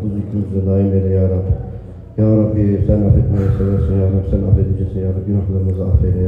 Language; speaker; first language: Turkish; native; Turkish